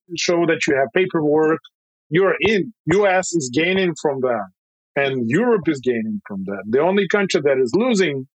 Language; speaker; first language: English; non-native, fluent; Russian